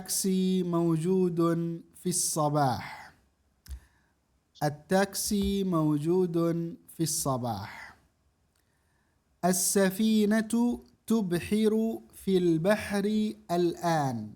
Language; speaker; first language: Arabic; non-native, fluent; Indonesian